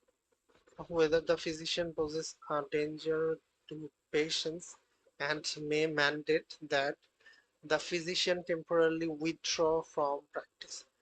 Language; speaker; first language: English; non-native, fluent; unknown